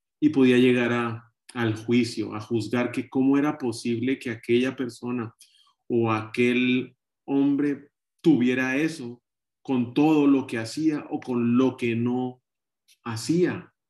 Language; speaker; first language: Spanish; native; Spanish